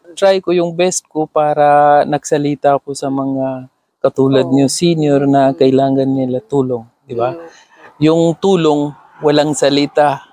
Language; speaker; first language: Filipino; non-native, learner; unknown